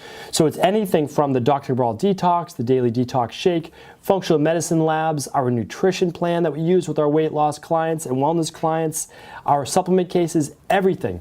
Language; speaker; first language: English; native; English